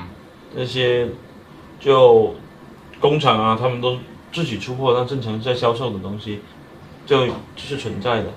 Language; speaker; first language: Chinese; native; Chinese